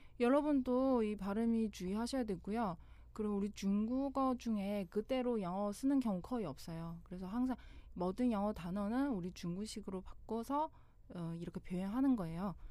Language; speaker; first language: Korean; non-native, fluent; Chinese